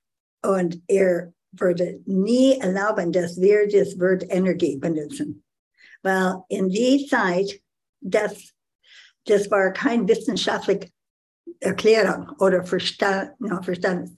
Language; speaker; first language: German; non-native, learner; English